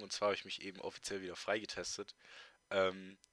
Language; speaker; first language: German; native; German